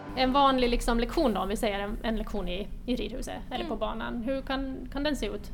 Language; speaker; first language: Swedish; native; Swedish